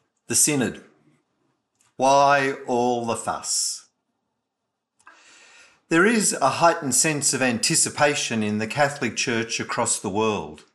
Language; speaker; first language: English; native; English